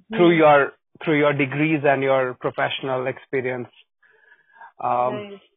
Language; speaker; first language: English; non-native, local second language; Hindi